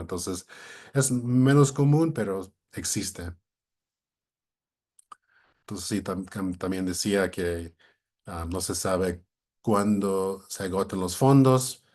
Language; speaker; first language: Spanish; non-native, fluent; English